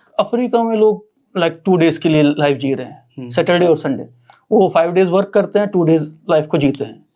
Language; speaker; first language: Hindi; native; Hindi